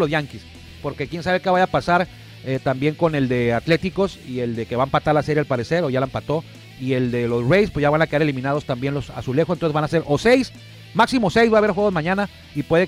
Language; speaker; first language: Spanish; native; Spanish